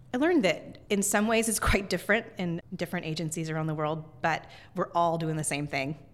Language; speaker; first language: English; native; English